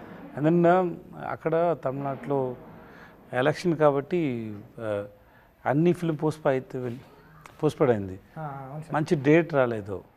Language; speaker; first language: Telugu; non-native, learner; Tamil